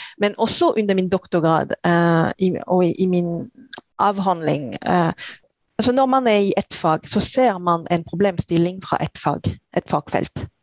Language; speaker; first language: Norwegian; non-native, fluent; French